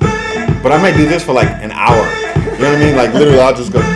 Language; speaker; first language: English; native; English